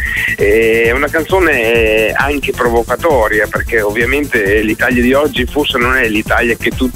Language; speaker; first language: Italian; native; Italian